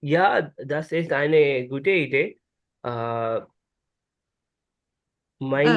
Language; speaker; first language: German; non-native, learner; Urdu